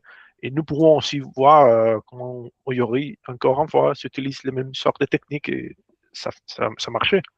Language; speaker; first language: French; non-native, fluent; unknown